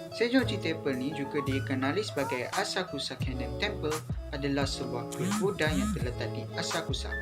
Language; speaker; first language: Malay; native; Malay